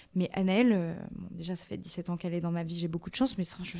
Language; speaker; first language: French; native; French